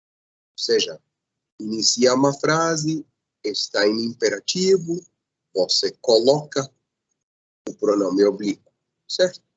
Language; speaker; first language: Portuguese; non-native, fluent; Spanish